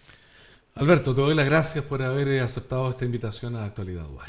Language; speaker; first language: Spanish; native; Spanish